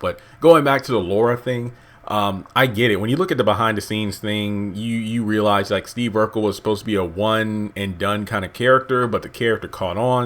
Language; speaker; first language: English; native; English